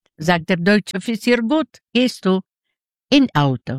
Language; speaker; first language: German; non-native, learner; Yiddish